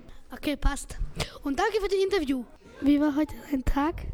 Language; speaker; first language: German; early bilingual, other home language; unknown